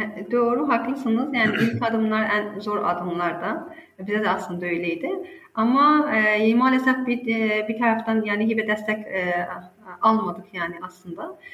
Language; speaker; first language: Turkish; non-native, fluent; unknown